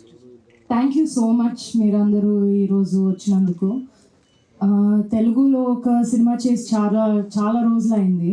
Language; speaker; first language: Telugu; non-native, fluent; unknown